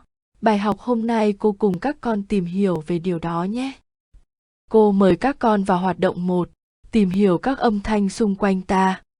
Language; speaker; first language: Vietnamese; native; Vietnamese